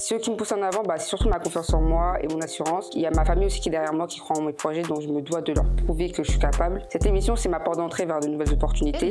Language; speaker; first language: French; native; French